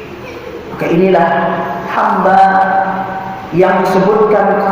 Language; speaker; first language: Indonesian; native; Indonesian